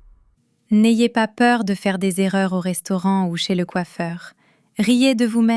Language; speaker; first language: French; non-native, fluent; English